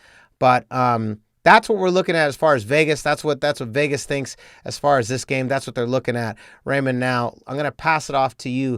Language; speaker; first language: English; native; English